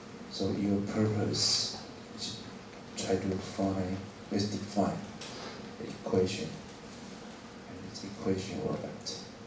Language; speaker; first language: English; non-native, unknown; Chinese